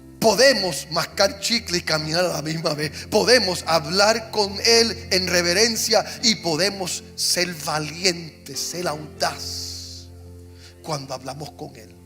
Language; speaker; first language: Spanish; early bilingual, heritage; English